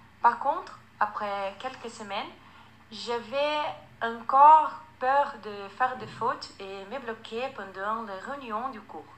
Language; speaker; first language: French; non-native, fluent; Portuguese